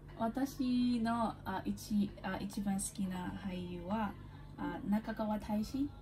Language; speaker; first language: Japanese; non-native, learner; Burmese